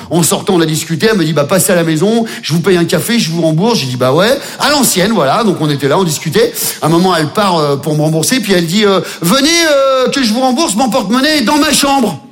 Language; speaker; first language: French; native; French